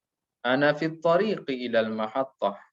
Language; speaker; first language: Arabic; non-native, fluent; Indonesian